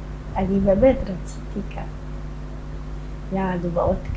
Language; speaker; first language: Hebrew; non-native, fluent; Polish